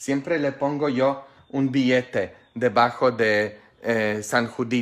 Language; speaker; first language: Spanish; non-native, fluent; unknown